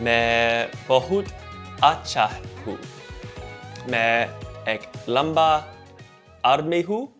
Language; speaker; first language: Hindi; non-native, learner; English